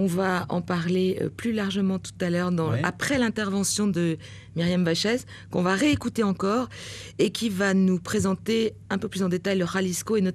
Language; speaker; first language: French; native; French